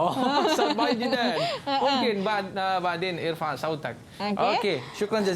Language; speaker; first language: Arabic; non-native, local second language; Malay